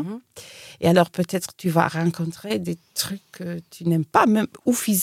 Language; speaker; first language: French; non-native, fluent; Italian